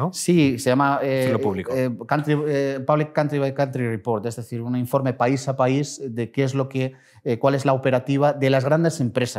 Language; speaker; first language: Spanish; native; Spanish